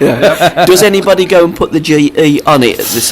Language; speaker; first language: English; native; English